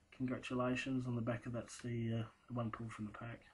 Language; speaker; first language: English; native; English